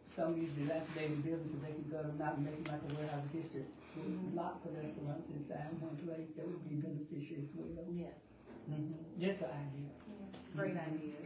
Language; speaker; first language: English; native; English